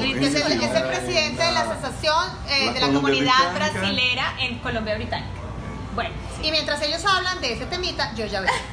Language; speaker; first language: Spanish; native; Spanish